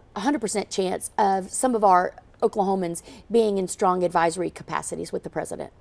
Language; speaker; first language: English; native; English